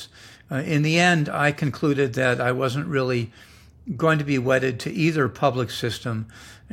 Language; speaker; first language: English; native; English